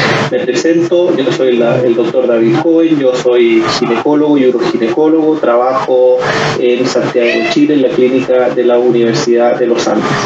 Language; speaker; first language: Spanish; native; Spanish